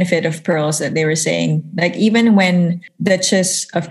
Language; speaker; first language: English; non-native, local second language; Filipino